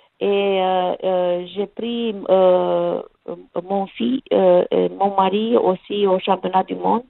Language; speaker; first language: French; non-native, learner; Romanian